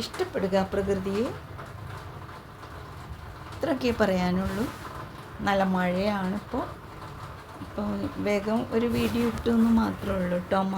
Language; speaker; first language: Malayalam; native; Malayalam